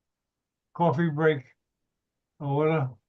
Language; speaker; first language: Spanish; non-native, learner; English